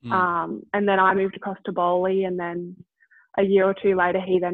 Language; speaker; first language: English; native; English